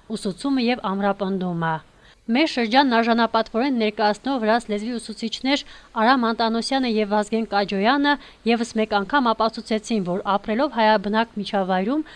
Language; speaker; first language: Armenian; native; Armenian